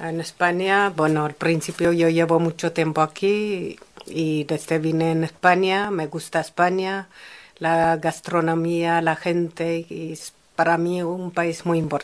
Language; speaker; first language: Spanish; non-native, fluent; Amharic